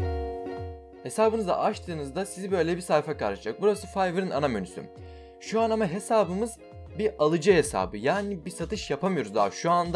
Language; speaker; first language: Turkish; native; Turkish